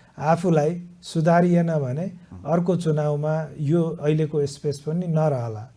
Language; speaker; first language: Nepali; native; Nepali